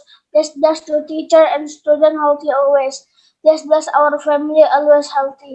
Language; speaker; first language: English; non-native, learner; Indonesian